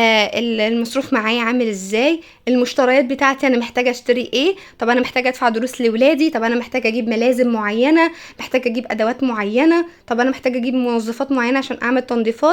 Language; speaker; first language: Arabic; native; Arabic